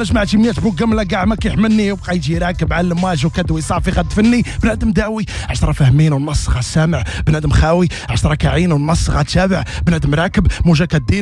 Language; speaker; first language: Arabic; native; Arabic